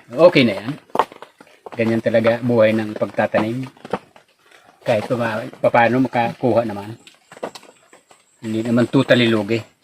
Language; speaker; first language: Filipino; non-native, local second language; Bikol